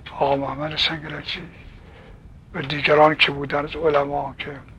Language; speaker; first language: Persian; native; Persian